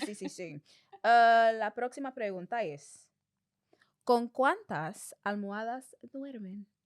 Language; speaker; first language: Spanish; non-native, fluent; English